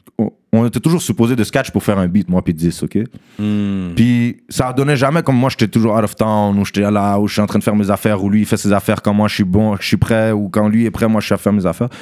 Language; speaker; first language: French; early bilingual, other home language; Russian